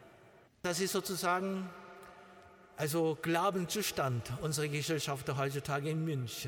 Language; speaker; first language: German; non-native, learner; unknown